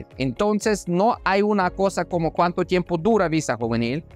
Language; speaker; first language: Spanish; non-native, fluent; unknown